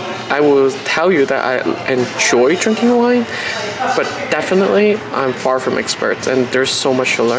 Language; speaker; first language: English; non-native, local second language; Cantonese